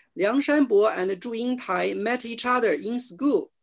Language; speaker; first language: English; non-native, learner; Chinese